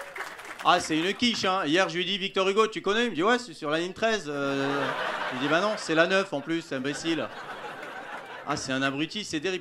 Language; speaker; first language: French; native; French